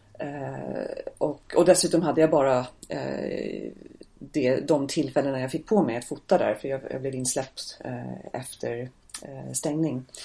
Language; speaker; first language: Swedish; non-native, fluent; English